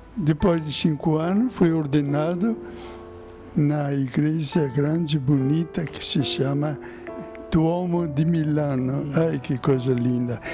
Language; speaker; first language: Portuguese; non-native, fluent; Italian